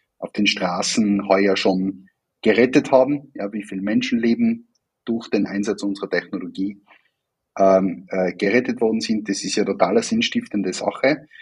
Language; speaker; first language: German; native; German